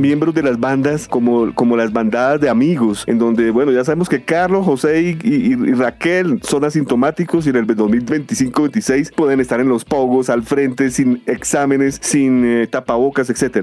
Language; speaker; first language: Spanish; native; Spanish